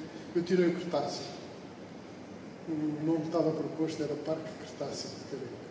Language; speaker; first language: Portuguese; native; Portuguese